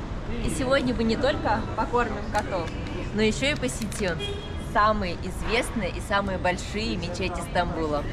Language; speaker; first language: Russian; native; Russian